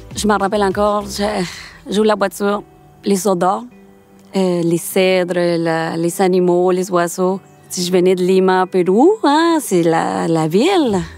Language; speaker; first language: French; non-native, fluent; Spanish